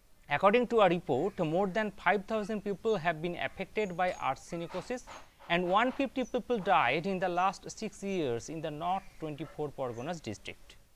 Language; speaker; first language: English; non-native, local second language; Bangla